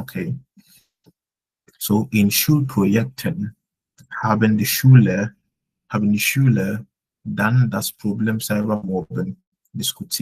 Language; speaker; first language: German; non-native, fluent; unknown